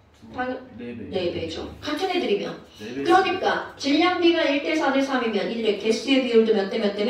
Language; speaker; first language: Korean; native; Korean